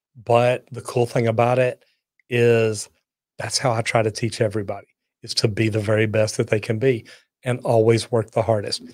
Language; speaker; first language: English; native; English